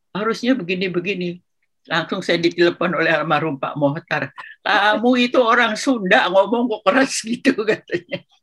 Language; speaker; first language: Indonesian; non-native, local second language; Sundanese